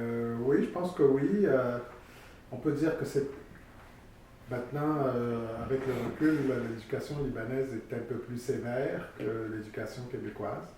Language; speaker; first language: French; early bilingual, other home language; Arabic